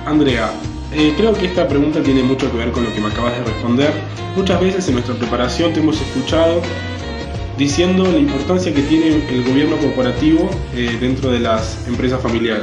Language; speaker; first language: Spanish; native; Spanish